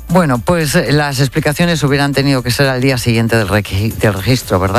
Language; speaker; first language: Spanish; native; Spanish